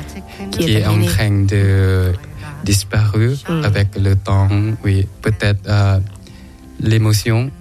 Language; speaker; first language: French; non-native, learner; Thai